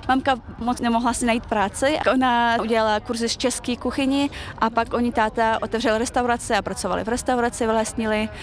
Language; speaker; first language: Czech; early bilingual, other home language; Chechen